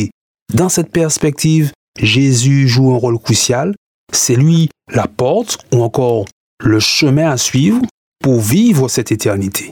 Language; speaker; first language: French; native; French